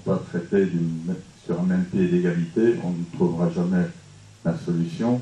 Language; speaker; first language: French; non-native, fluent; English